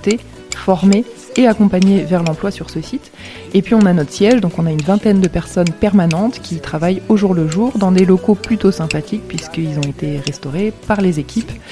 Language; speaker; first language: French; native; French